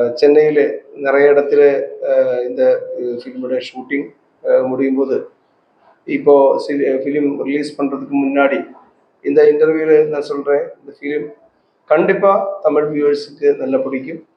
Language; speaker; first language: Tamil; non-native, learner; Malayalam